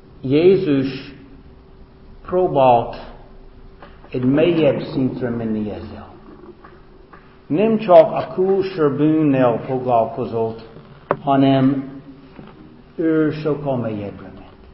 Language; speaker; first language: Hungarian; non-native, fluent; English